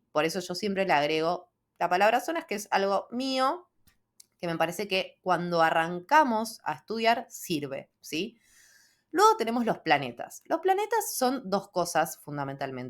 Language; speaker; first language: Spanish; native; Spanish